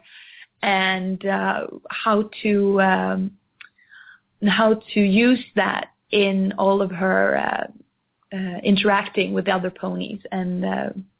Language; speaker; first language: English; non-native, fluent; Swedish